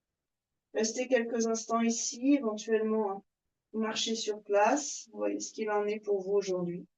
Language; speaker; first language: French; native; French